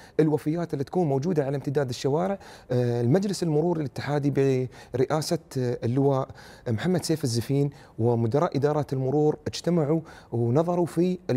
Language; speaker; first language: Arabic; native; Arabic